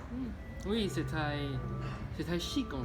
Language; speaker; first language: French; non-native, learner; Chinese